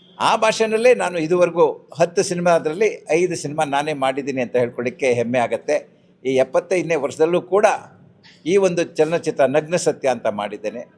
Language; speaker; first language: Kannada; non-native, local second language; Konkani